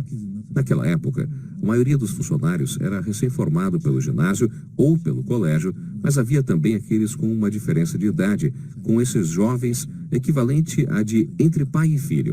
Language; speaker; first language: Portuguese; native; Portuguese